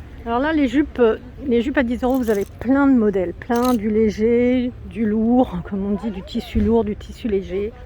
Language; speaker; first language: French; native; French